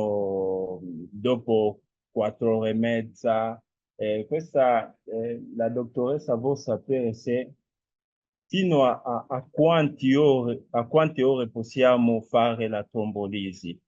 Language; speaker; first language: Italian; non-native, fluent; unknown